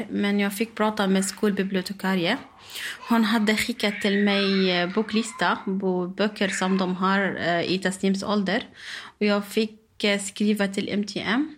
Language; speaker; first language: Swedish; non-native, learner; Arabic